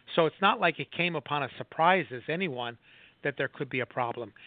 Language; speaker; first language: English; native; English